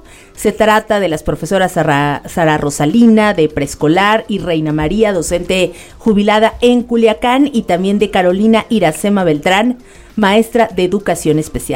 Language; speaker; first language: Spanish; native; Spanish